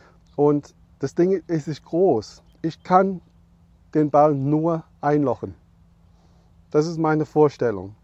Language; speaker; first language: German; non-native, fluent; English